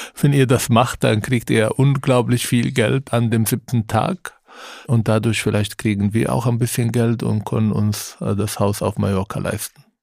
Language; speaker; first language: German; non-native, fluent; Arabic